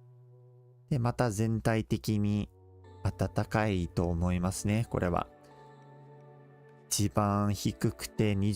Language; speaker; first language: Japanese; non-native, fluent; English